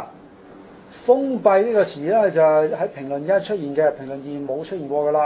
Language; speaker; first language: Chinese; non-native, local second language; Cantonese